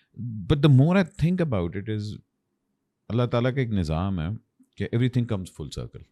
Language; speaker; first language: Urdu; non-native, local second language; Punjabi